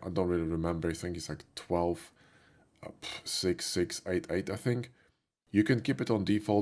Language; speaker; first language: English; non-native, fluent; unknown